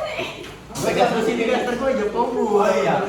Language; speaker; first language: Indonesian; native; Indonesian